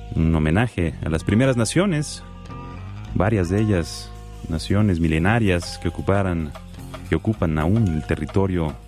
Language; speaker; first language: Spanish; native; Spanish